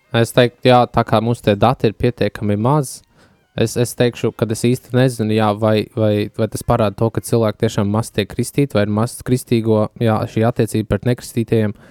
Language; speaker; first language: Latvian; native; Latvian